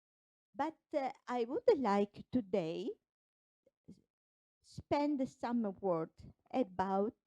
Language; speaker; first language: English; non-native, fluent; Italian